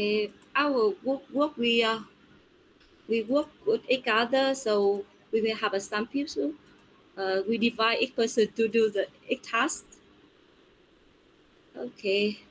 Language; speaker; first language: English; non-native, fluent; Vietnamese